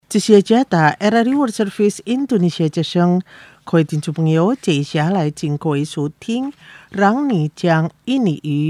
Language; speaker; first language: Chinese; non-native, fluent; Indonesian